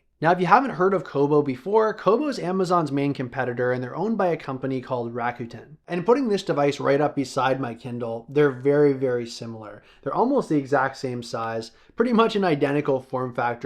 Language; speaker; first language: English; native; English